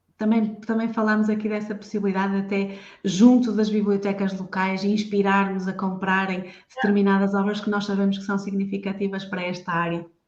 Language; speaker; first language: Portuguese; native; Portuguese